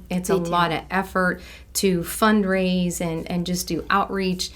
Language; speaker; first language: English; native; English